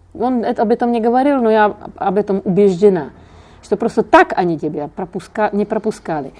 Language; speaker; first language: Russian; non-native, fluent; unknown